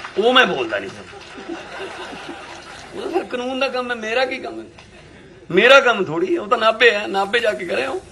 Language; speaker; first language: Punjabi; native; Punjabi